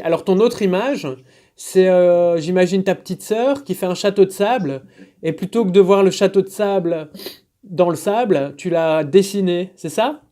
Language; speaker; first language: French; native; French